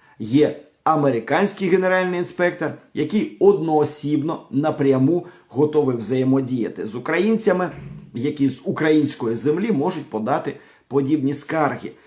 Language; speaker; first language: Ukrainian; non-native, local second language; Russian